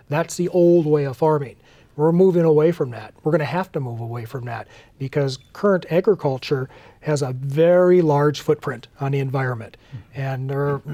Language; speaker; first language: English; native; English